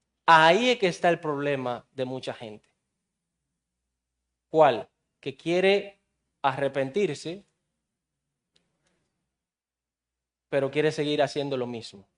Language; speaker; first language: Spanish; native; Spanish